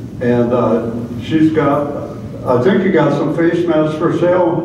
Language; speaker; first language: English; native; English